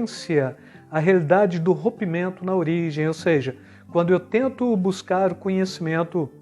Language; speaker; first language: Portuguese; native; Portuguese